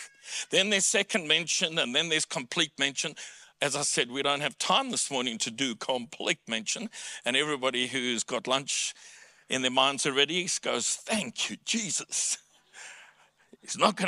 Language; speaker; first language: English; native; English